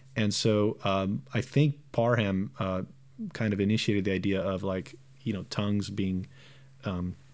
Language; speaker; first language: English; early bilingual, other home language; Romanian